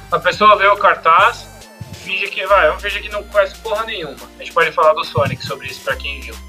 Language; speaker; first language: Portuguese; native; Portuguese